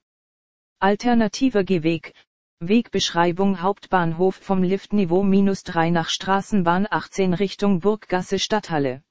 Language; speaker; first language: German; native; German